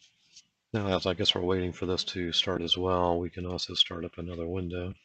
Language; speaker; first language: English; native; English